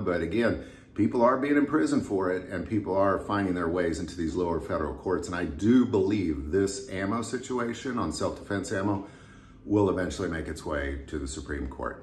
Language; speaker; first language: English; native; English